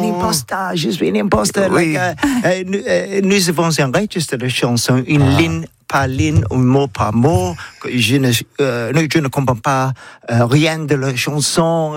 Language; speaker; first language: French; non-native, learner; English